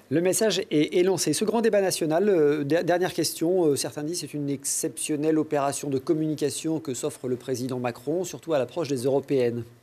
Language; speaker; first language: French; native; French